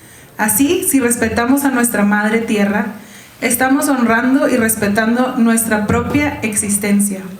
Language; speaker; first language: Spanish; native; Spanish